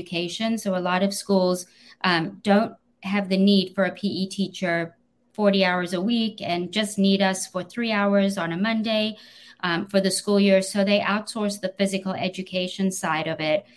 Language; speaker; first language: English; native; English